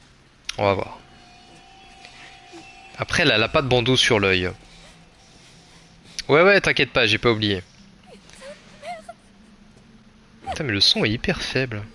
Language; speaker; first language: French; native; French